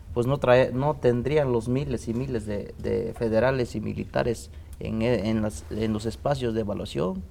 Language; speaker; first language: Spanish; non-native, local second language; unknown